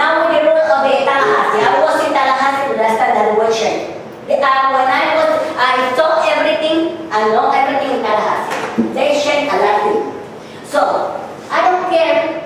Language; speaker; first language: English; non-native, learner; Spanish